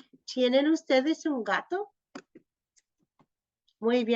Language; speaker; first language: Spanish; non-native, fluent; English